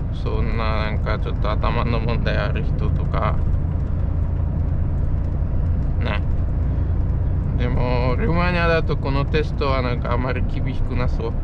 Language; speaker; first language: Japanese; non-native, fluent; Polish